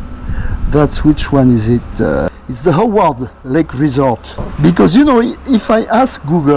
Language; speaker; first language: English; non-native, learner; French